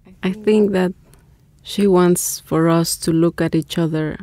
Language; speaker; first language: English; non-native, fluent; Spanish